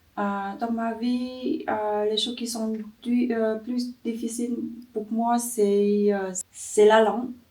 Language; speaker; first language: French; non-native, learner; Vietnamese